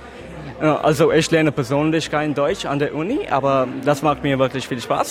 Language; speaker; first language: German; non-native, fluent; English